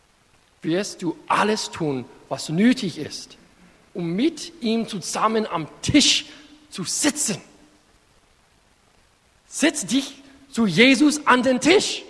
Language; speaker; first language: German; non-native, fluent; English